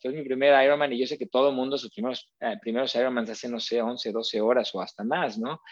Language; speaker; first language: Spanish; native; Spanish